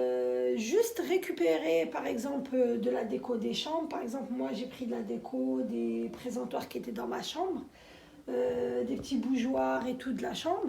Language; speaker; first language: French; native; French